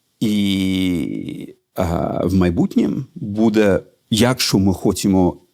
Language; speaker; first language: Ukrainian; non-native, learner; Russian